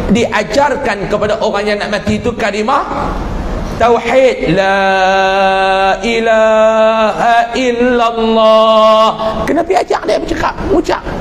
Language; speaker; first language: Malay; native; Malay